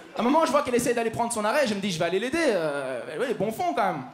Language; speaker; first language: French; native; French